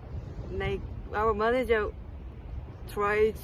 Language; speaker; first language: English; non-native, learner; Japanese